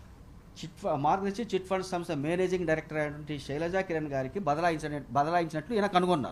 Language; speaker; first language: Telugu; native; Telugu